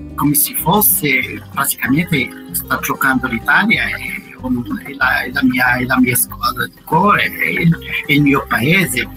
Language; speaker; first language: Italian; non-native, fluent; Arabic